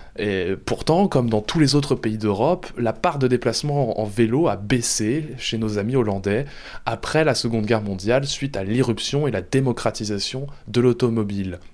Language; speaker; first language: French; native; French